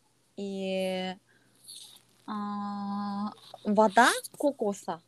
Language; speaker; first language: Russian; non-native, learner; Korean